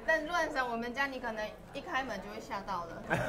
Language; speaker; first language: Chinese; native; Chinese